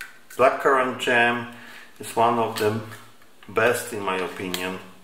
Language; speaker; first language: English; non-native, fluent; Polish